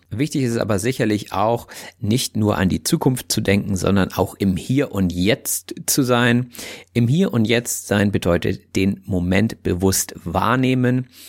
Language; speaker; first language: German; native; German